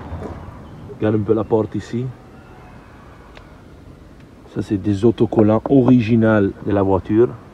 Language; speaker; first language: French; non-native, learner; Italian